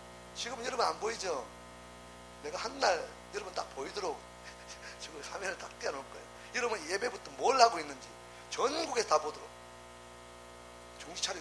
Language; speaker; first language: Korean; native; Korean